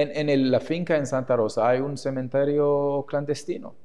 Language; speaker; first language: Spanish; non-native, fluent; Hebrew